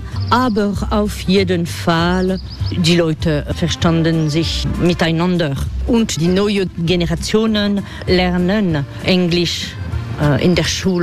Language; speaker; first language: German; non-native, learner; French